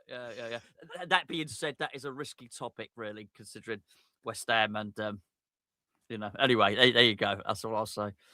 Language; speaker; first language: English; native; English